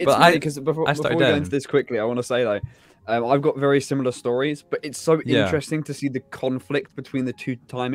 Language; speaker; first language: English; native; English